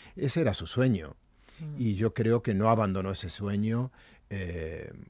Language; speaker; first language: Spanish; native; Spanish